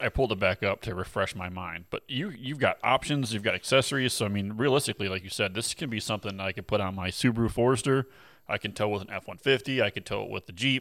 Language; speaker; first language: English; native; English